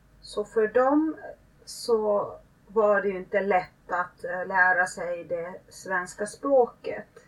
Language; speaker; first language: Swedish; early bilingual, other home language; Finnish